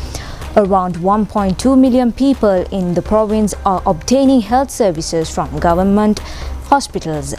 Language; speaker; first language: English; non-native, local second language; Sinhala